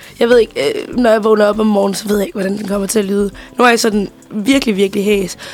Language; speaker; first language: Danish; early bilingual, other home language; Spanish